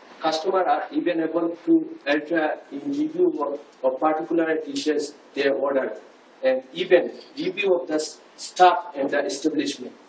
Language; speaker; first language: English; non-native, learner; Bangla